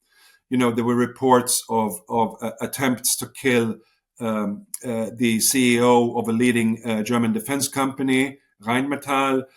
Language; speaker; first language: English; non-native, fluent; Swedish